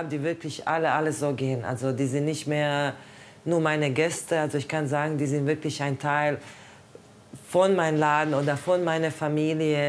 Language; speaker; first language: German; non-native, fluent; Croatian